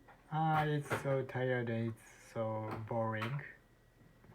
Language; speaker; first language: English; non-native, learner; Japanese